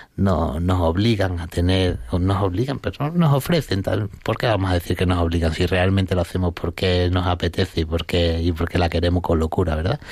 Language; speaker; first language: Spanish; native; Spanish